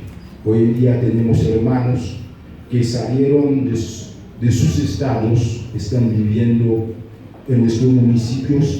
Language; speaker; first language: Spanish; non-native, fluent; Haitian Creole